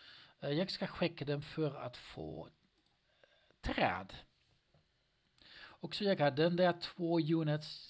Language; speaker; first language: Swedish; non-native, learner; Dutch